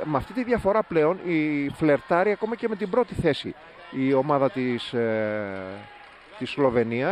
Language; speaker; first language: Greek; native; Greek